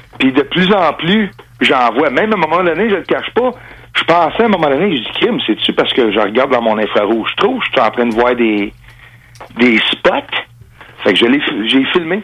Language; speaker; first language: French; non-native, local second language; English